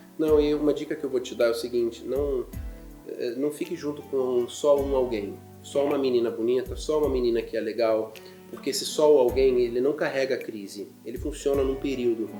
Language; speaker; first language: Portuguese; non-native, fluent; German